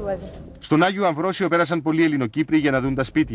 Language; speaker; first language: Greek; native; Greek